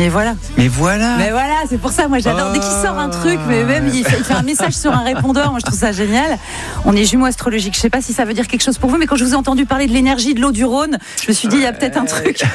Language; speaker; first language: French; native; French